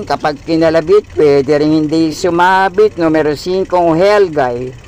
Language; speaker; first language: Filipino; native; Filipino